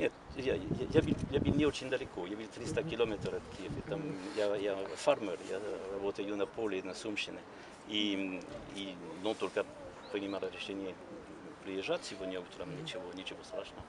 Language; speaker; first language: Russian; non-native, learner; French